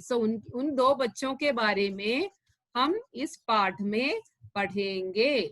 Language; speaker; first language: Hindi; non-native, local second language; Malayalam